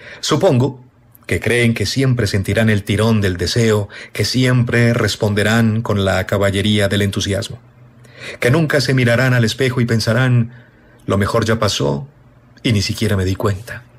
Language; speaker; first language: Spanish; native; Spanish